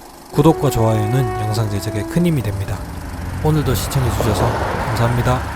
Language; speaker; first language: Korean; native; Korean